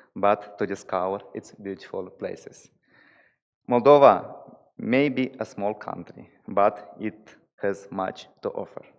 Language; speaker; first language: English; non-native, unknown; Romanian